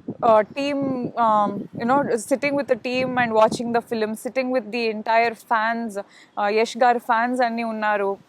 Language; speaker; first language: Telugu; non-native, learner; Kannada